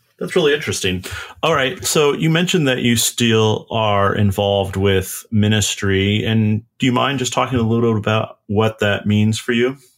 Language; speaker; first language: English; native; English